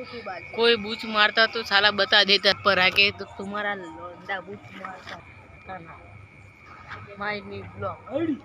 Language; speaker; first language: Hindi; non-native, local second language; Gujarati